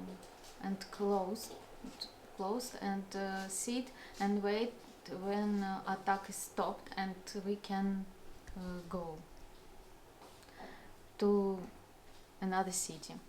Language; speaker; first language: English; non-native, learner; Russian